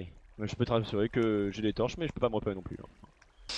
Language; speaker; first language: French; native; French